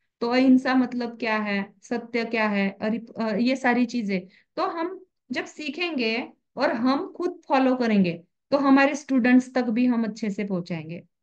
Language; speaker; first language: Hindi; native; Hindi